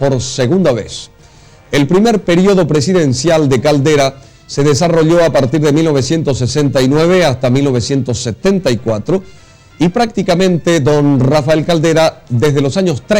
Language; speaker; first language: Spanish; native; Spanish